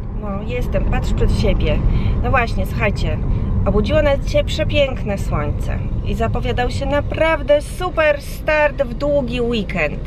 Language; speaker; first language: Polish; native; Polish